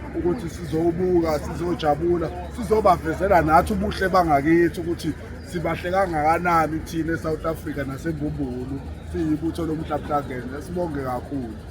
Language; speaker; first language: Zulu; native; Zulu